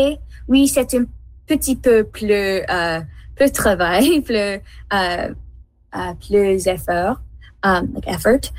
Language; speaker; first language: French; non-native, learner; English